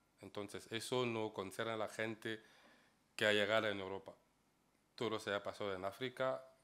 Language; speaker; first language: Spanish; non-native, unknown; French